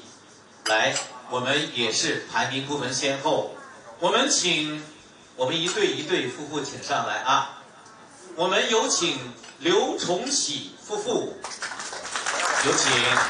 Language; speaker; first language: Chinese; native; Chinese